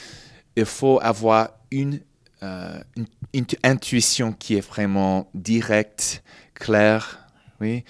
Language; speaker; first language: French; non-native, fluent; English